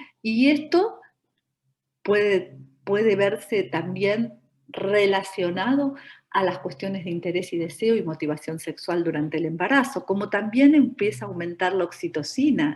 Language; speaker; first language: Spanish; native; Spanish